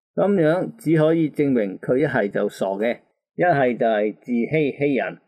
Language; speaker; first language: Cantonese; native; Cantonese